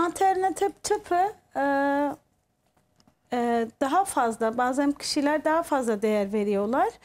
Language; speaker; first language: Turkish; non-native, fluent; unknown